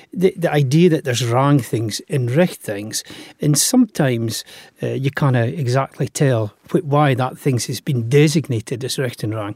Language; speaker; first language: English; native; English